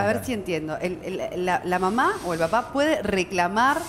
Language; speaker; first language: Spanish; native; Spanish